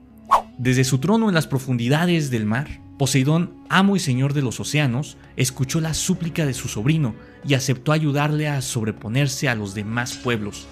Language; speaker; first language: Spanish; native; Spanish